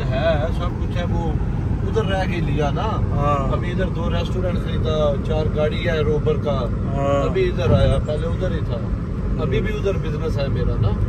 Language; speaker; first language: Hindi; non-native, learner; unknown